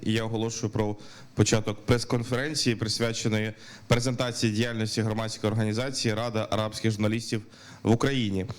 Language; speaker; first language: Ukrainian; native; Ukrainian